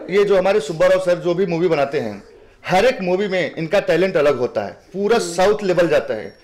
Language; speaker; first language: Hindi; native; Hindi